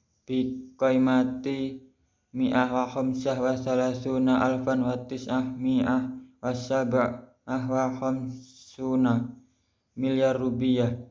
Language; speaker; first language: Arabic; non-native, learner; Indonesian